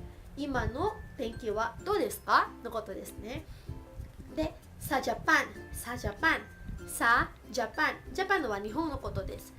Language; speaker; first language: Japanese; early bilingual, other home language; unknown